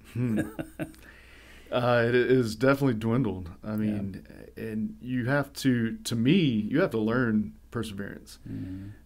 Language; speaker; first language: English; native; English